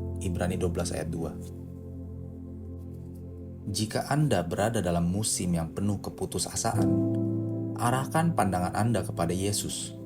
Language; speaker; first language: Indonesian; native; Indonesian